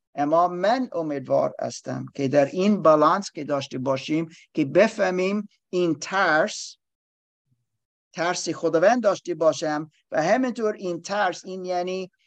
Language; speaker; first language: Persian; non-native, learner; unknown